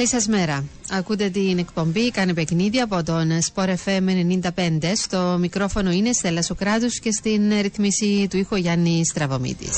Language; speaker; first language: Greek; native; Greek